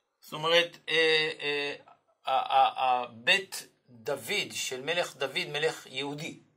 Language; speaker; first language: Hebrew; non-native, fluent; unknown